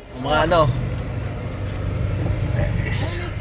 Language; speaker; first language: Filipino; native; Filipino